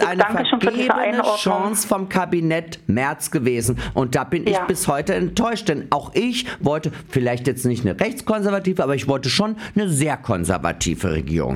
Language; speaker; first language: German; native; German